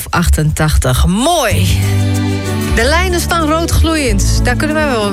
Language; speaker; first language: Dutch; native; Dutch